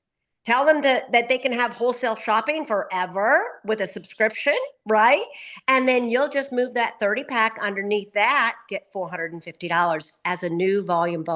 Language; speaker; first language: English; native; English